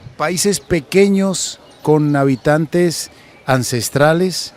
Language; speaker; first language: Spanish; native; Spanish